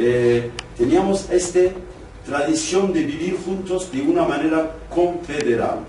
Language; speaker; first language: Spanish; non-native, fluent; Kurdish